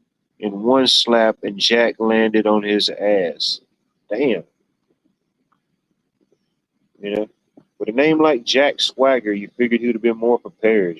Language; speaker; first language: English; native; English